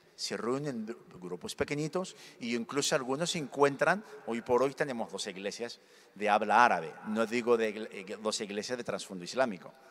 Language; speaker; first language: Spanish; early bilingual, other home language; Berber languages